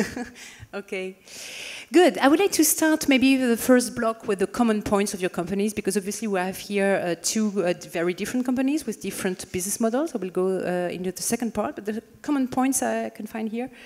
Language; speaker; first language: English; non-native, fluent; French